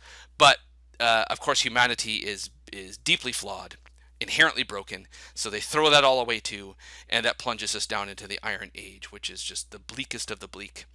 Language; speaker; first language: English; native; English